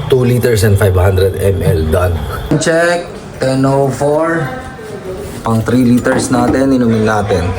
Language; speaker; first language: Filipino; native; Filipino